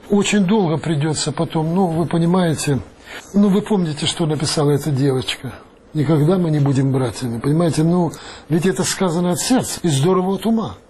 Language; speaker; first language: Russian; non-native, local second language; Ukrainian